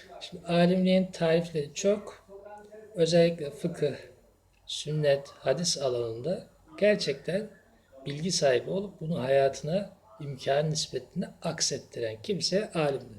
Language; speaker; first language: Turkish; native; Turkish